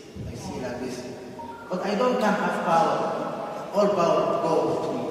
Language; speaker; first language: English; non-native, learner; Somali